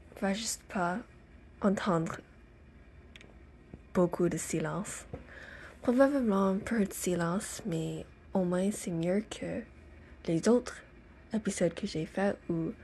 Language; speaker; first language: French; non-native, learner; English